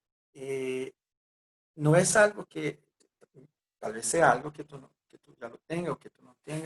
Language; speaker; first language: Spanish; non-native, fluent; Portuguese